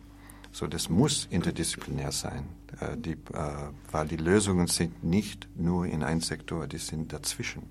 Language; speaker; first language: German; non-native, learner; English